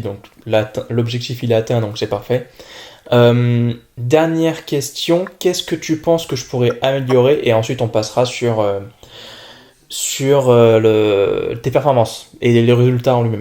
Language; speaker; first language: French; native; French